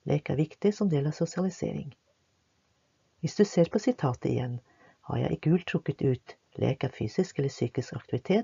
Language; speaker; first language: Norwegian; native; Norwegian